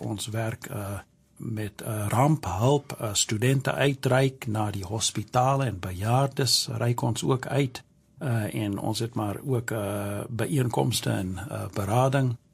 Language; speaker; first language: Afrikaans; early bilingual, heritage; English